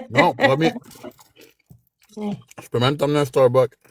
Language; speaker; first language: French; native; French